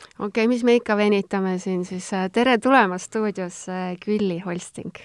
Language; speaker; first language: Estonian; native; Estonian